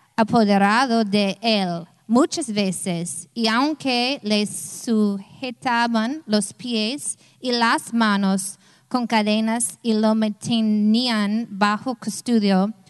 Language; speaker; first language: Spanish; non-native, fluent; English